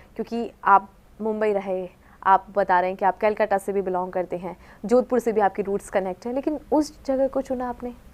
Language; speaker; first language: Hindi; native; Hindi